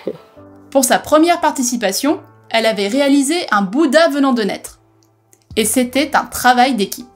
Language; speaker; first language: French; native; French